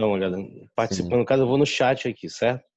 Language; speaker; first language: Portuguese; native; Portuguese